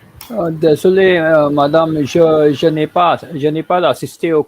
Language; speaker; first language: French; non-native, learner; Konkani